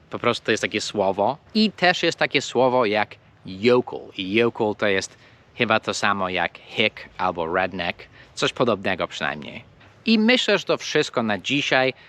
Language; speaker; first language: Polish; non-native, fluent; English